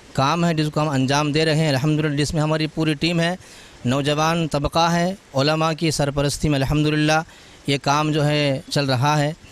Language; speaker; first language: Urdu; native; Urdu